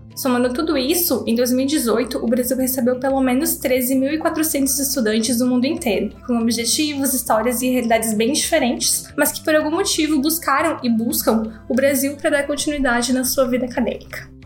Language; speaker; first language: Portuguese; native; Portuguese